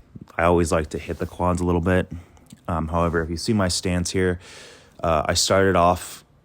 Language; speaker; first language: English; native; English